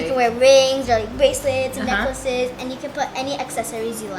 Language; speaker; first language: English; non-native, fluent; Japanese